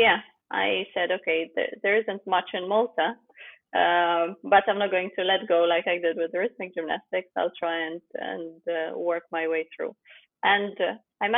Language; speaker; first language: English; non-native, fluent; Ukrainian